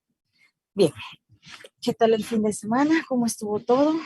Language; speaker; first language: Spanish; native; Spanish